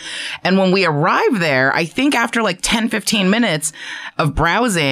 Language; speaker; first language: English; early bilingual, other home language; Chinese